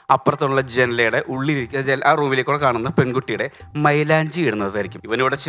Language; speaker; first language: Malayalam; native; Malayalam